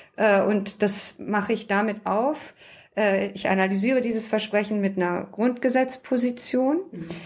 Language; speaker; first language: German; early bilingual, other home language; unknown